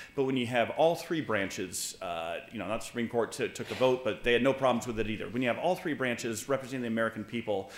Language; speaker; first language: English; native; English